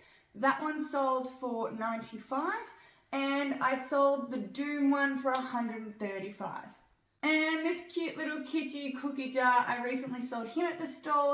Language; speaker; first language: English; native; English